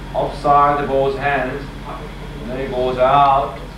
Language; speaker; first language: English; non-native, fluent; Korean